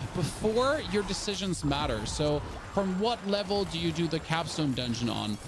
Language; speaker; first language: English; non-native, fluent; German